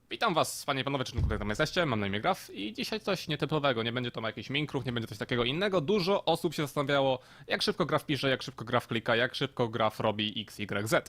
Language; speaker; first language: Polish; native; Polish